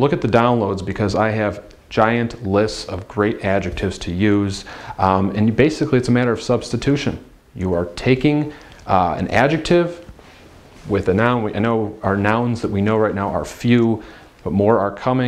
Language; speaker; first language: English; native; English